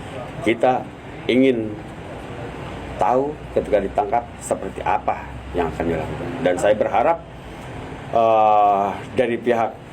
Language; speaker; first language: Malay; non-native, local second language; Sundanese